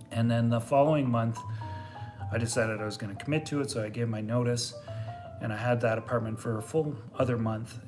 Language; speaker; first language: English; native; English